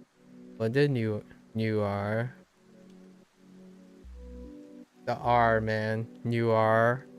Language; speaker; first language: Chinese; non-native, learner; English